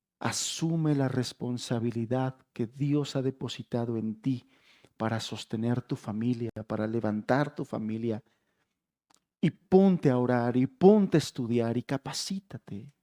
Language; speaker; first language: Spanish; native; Spanish